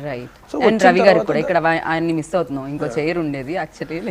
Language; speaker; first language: Telugu; native; Telugu